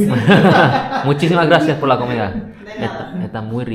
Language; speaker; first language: Spanish; non-native, fluent; Indonesian